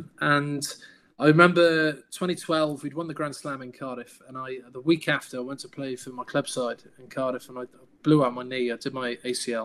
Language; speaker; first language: English; native; English